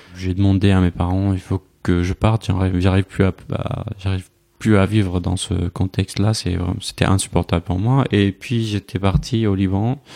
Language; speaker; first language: French; non-native, fluent; Arabic